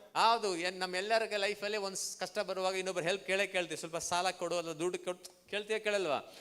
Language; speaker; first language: Kannada; non-native, local second language; Tamil